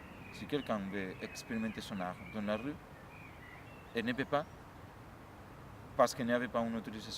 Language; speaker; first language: French; non-native, learner; Spanish